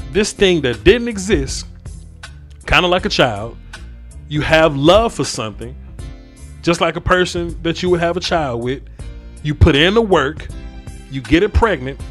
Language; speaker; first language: English; native; English